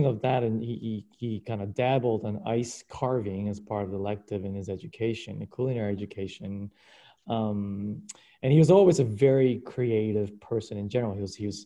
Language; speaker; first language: English; early bilingual, other home language; Japanese